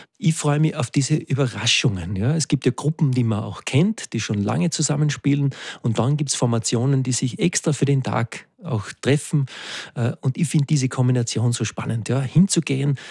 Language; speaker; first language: German; native; German